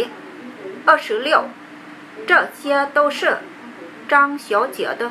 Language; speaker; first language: Chinese; non-native, learner; Vietnamese